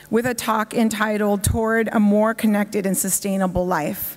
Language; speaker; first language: English; native; English